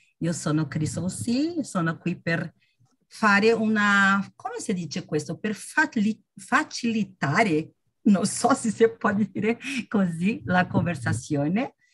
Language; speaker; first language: Italian; non-native, learner; Portuguese